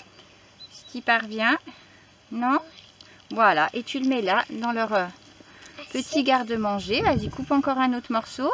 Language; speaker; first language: French; native; French